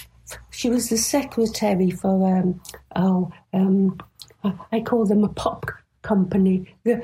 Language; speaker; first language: English; native; English